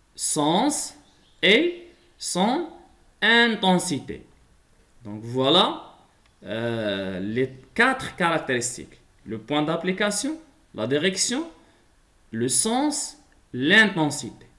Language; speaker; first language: French; non-native, local second language; Arabic